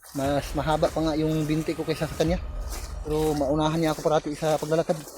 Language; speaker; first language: Filipino; non-native, local second language; Cebuano